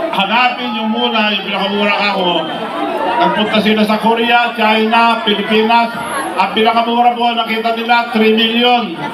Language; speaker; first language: Filipino; non-native, local second language; Iloko